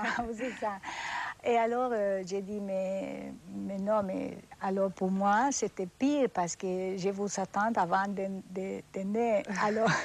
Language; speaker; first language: French; non-native, fluent; Spanish